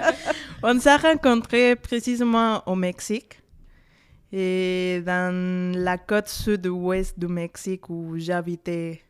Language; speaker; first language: French; non-native, fluent; Spanish